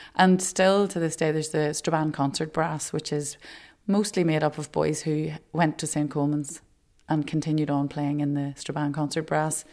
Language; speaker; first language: English; native; English